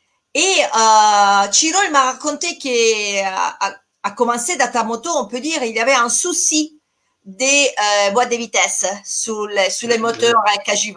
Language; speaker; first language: French; non-native, fluent; Italian